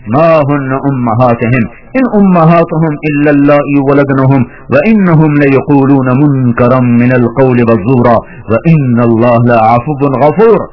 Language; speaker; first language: Urdu; non-native, local second language; Punjabi